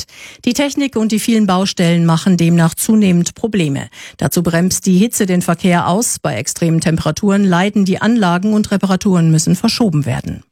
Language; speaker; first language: German; native; German